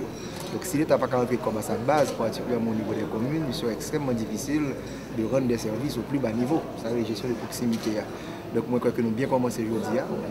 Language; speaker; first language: French; non-native, local second language; Haitian Creole